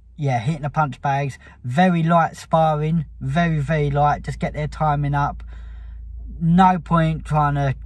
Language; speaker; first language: English; native; English